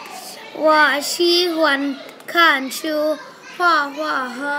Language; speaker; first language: Chinese; non-native, learner; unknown